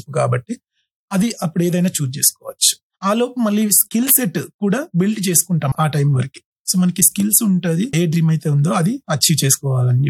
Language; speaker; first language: Telugu; native; Telugu